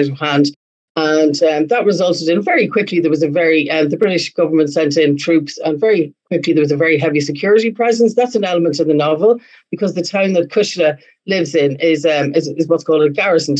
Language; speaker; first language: English; native; English